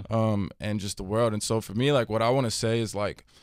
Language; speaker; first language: English; native; English